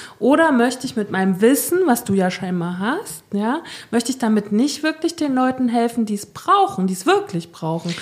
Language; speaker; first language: German; native; German